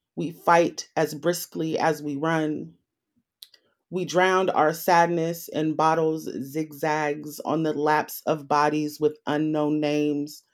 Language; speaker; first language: English; native; English